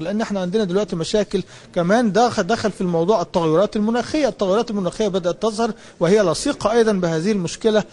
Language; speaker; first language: Arabic; native; Arabic